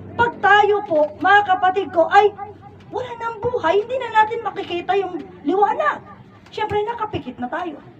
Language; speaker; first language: Filipino; non-native, local second language; Iloko